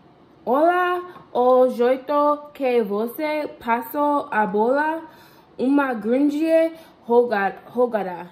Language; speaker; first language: Portuguese; non-native, learner; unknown